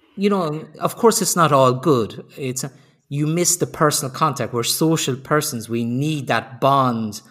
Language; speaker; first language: English; native; English